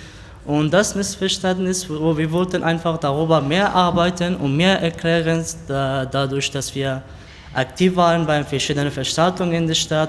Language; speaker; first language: German; non-native, learner; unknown